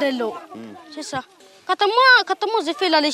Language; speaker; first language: French; non-native, learner; Malagasy